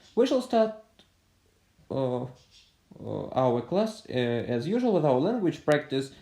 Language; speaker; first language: English; non-native, fluent; Russian